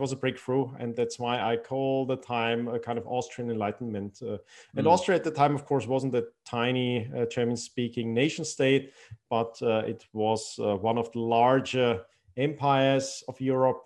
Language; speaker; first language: English; non-native, fluent; German